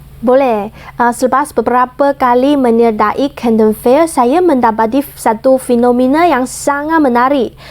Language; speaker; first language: Malay; non-native, fluent; Chinese